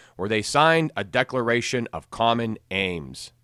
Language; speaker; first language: English; native; English